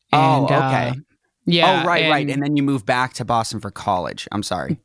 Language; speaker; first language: English; native; English